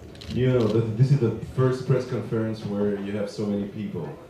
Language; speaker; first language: English; non-native, fluent; French